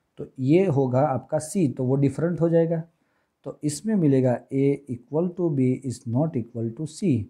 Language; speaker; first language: Hindi; non-native, local second language; Gujarati